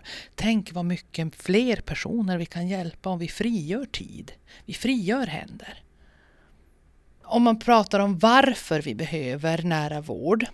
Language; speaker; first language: Swedish; native; Swedish